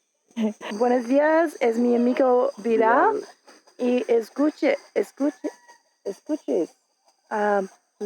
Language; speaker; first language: Spanish; non-native, learner; English